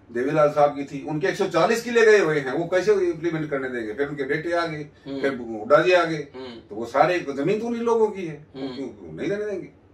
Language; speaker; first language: Hindi; native; Hindi